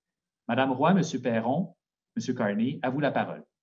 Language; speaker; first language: French; native; French